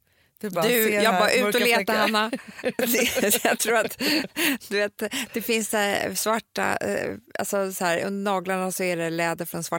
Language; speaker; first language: Swedish; native; Swedish